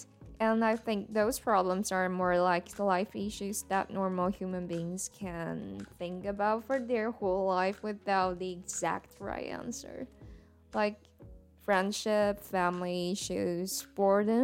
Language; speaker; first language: English; non-native, fluent; Chinese